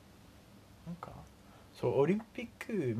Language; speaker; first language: Japanese; non-native, learner; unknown